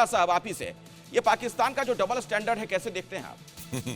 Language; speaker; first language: Hindi; native; Hindi